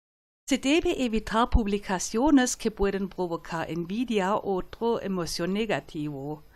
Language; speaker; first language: Spanish; non-native, fluent; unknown